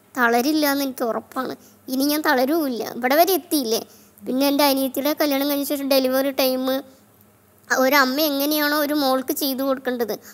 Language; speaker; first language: Malayalam; native; Malayalam